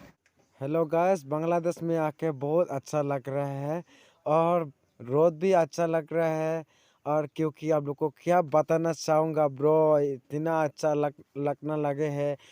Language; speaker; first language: Hindi; non-native, local second language; Chakma